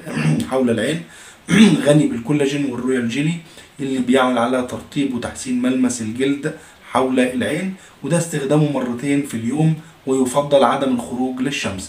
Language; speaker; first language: Arabic; native; Arabic